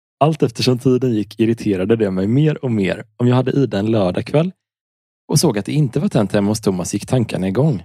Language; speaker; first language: Swedish; native; Swedish